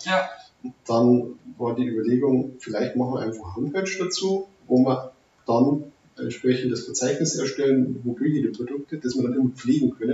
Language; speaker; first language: German; native; German